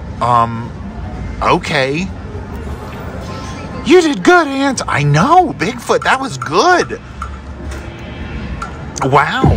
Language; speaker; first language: English; native; English